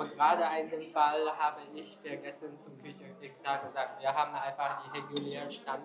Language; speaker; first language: German; non-native, learner; Chinese